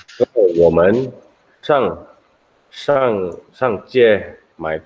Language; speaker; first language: Chinese; non-native, learner; Indonesian